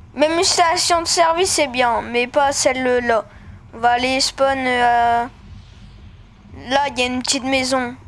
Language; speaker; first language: French; native; French